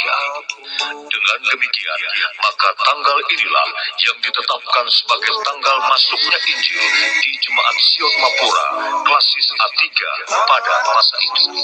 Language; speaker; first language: Indonesian; native; Indonesian